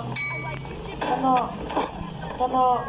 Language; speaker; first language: English; non-native, learner; Malay